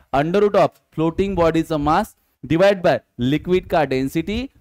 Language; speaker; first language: Hindi; non-native, local second language; Marathi